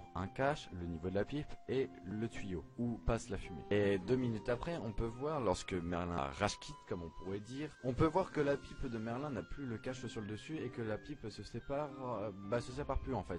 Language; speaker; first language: French; native; French